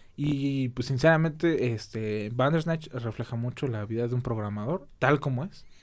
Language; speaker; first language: Spanish; native; Spanish